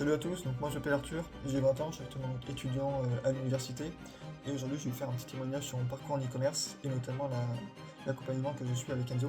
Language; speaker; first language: French; native; French